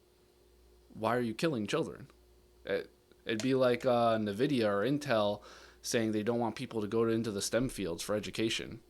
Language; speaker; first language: English; native; English